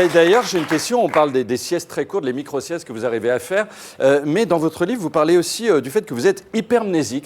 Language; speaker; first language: French; native; French